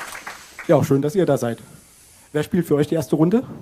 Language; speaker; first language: German; native; German